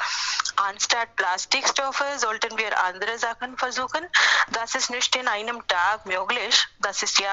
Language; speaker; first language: German; non-native, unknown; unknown